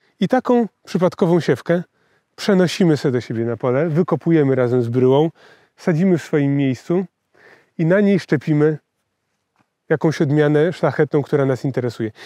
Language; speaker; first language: Polish; native; Polish